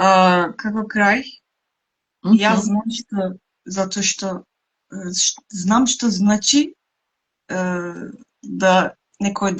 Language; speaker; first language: Macedonian; non-native, local second language; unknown